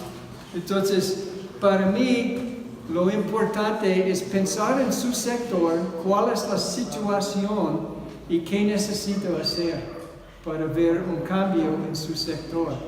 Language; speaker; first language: Spanish; non-native, fluent; English